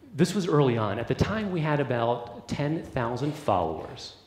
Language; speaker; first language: English; native; English